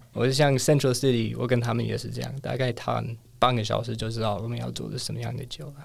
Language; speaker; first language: Chinese; non-native, fluent; English